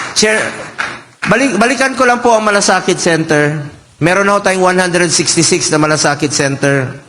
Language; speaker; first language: Filipino; non-native, local second language; Cebuano